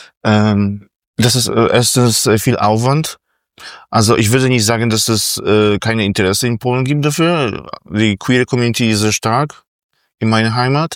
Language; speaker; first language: German; non-native, fluent; Polish